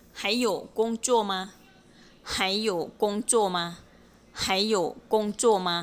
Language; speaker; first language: Chinese; non-native, fluent; Thai